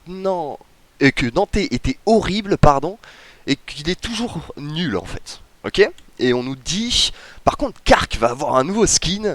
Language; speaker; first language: French; native; French